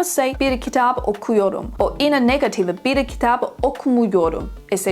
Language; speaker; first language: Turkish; non-native, learner; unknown